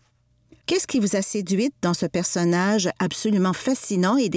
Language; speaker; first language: French; native; French